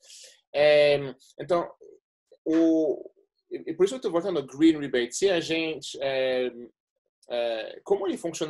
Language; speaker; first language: Portuguese; non-native, fluent; English